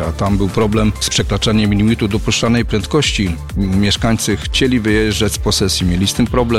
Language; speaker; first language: Polish; native; Polish